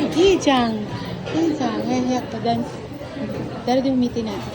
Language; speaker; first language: Japanese; non-native, learner; Filipino